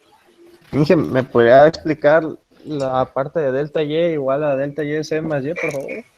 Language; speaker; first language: Spanish; native; Spanish